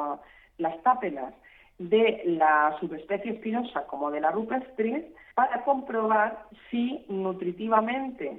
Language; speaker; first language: Spanish; native; Spanish